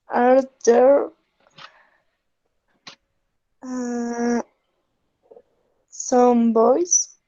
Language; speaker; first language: English; non-native, learner; Spanish